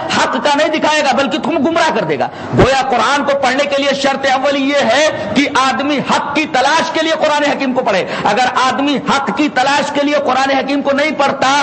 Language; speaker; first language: Urdu; native; Urdu